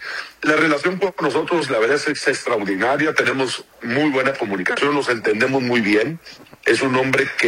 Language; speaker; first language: Spanish; native; Spanish